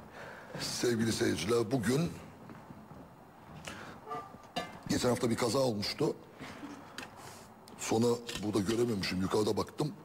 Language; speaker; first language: Turkish; native; Turkish